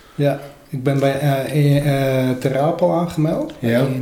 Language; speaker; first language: Dutch; non-native, learner; Armenian